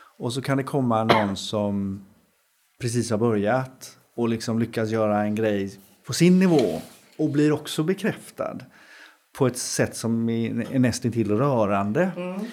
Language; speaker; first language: Swedish; native; Swedish